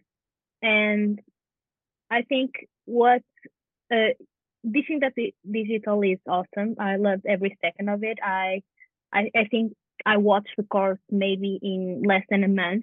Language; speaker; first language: English; non-native, fluent; Portuguese